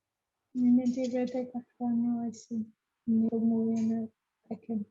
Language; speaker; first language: Welsh; non-native, learner; English